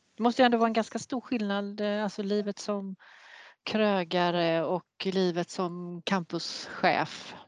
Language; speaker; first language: Swedish; native; Swedish